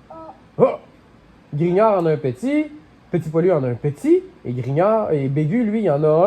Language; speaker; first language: French; native; French